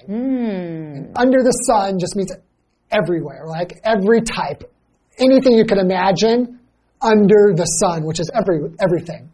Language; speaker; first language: English; native; English